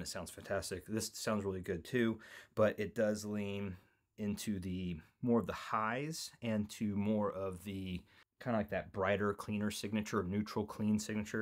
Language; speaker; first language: English; native; English